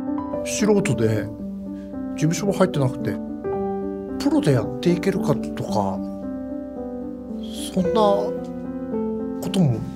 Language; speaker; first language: Japanese; native; Japanese